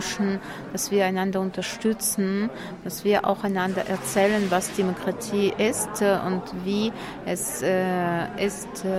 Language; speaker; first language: German; non-native, fluent; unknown